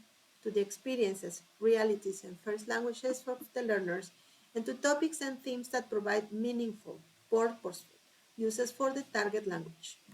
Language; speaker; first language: English; non-native, fluent; Spanish